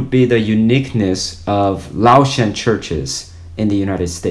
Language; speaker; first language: English; non-native, fluent; Korean